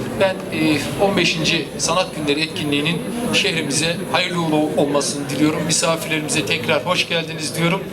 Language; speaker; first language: Turkish; native; Turkish